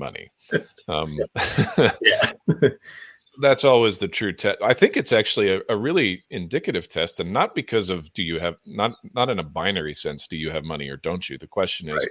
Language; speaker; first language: English; native; English